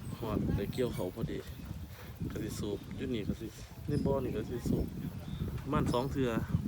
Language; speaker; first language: Thai; native; Thai